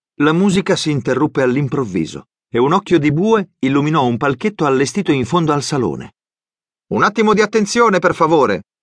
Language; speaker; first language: Italian; native; Italian